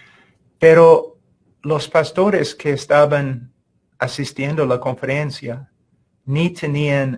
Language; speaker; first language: Spanish; non-native, fluent; English